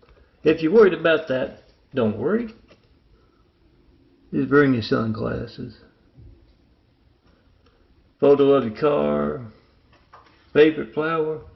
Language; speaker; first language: English; native; English